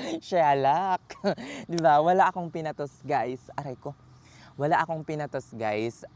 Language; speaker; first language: Filipino; native; Filipino